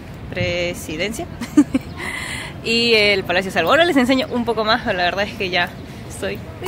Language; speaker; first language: Spanish; native; Spanish